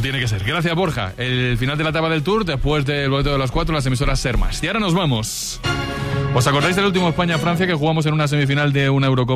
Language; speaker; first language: Spanish; native; Spanish